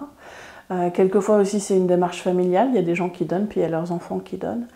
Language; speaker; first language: French; native; French